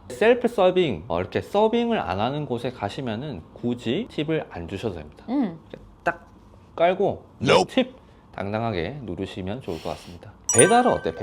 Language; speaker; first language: Korean; non-native, local second language; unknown